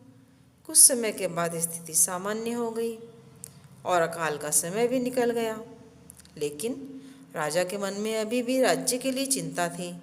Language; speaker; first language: Hindi; native; Hindi